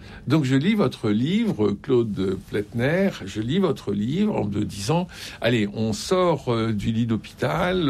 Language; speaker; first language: French; native; French